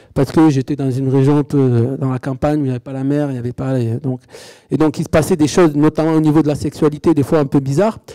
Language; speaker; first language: French; native; French